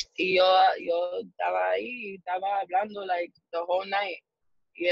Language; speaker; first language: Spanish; early bilingual, heritage; English